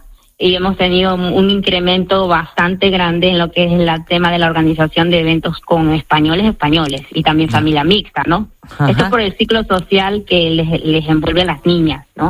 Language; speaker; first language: Spanish; native; Spanish